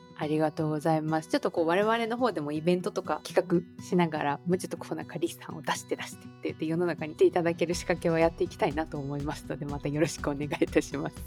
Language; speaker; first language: Japanese; native; Japanese